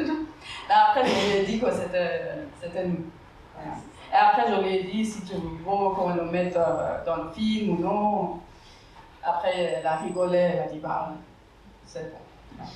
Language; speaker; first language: French; non-native, fluent; Persian